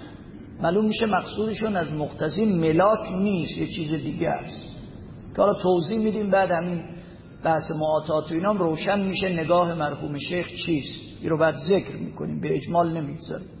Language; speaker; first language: Persian; native; Persian